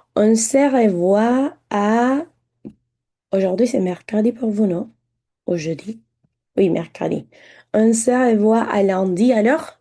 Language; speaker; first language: French; non-native, fluent; Spanish